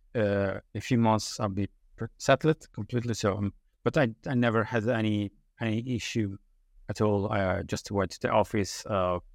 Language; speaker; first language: English; non-native, learner; Italian